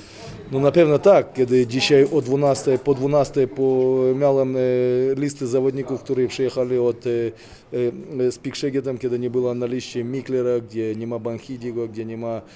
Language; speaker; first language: Polish; non-native, fluent; Russian